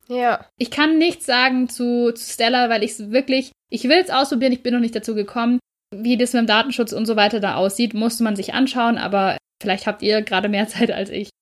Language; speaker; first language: German; native; German